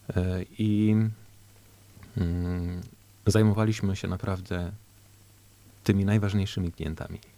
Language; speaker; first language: Polish; early bilingual, heritage; Polish